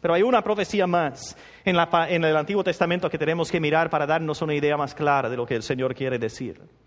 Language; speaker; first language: Spanish; non-native, fluent; English